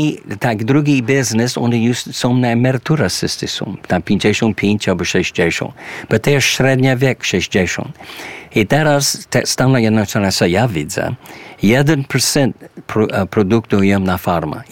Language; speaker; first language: Polish; early bilingual, heritage; English